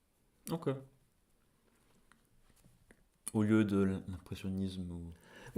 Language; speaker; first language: French; non-native, fluent; English